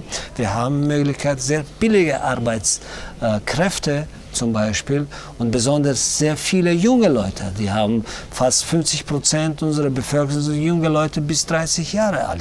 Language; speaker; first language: German; non-native, fluent; Tajik